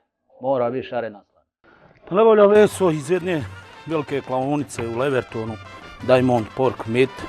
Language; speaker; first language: Bosnian; native; Bosnian